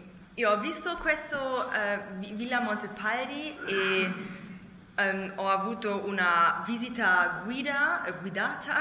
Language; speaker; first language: Italian; non-native, learner; German